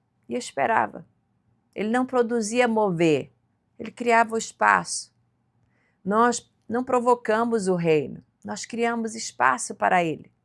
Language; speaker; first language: Portuguese; native; Portuguese